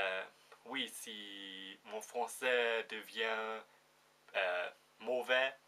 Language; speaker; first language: French; non-native, fluent; German